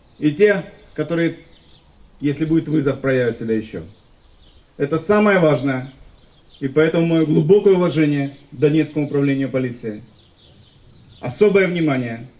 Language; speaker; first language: Russian; native; Russian